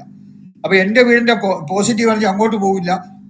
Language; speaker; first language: Malayalam; native; Malayalam